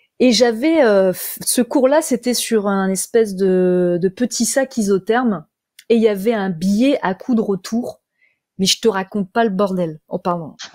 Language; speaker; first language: French; native; French